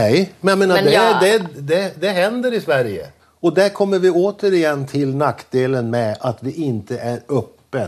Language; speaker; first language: Swedish; native; Swedish